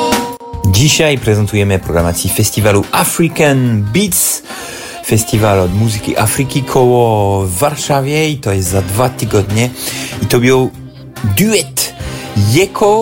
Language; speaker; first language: Polish; non-native, fluent; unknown